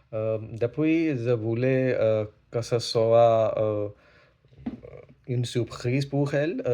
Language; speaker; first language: French; non-native, learner; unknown